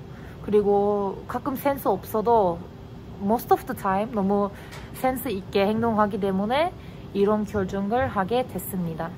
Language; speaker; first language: Korean; non-native, fluent; Turkish